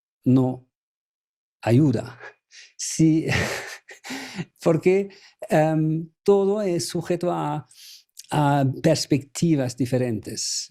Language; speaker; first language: Spanish; non-native, fluent; German